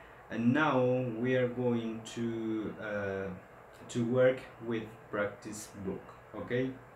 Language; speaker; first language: English; non-native, fluent; Spanish